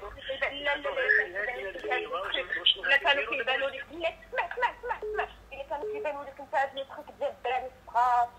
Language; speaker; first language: Arabic; native; Arabic